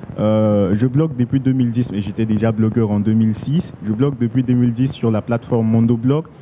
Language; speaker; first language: French; non-native, local second language; Sango